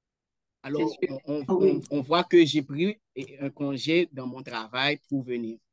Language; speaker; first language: French; non-native, local second language; Haitian Creole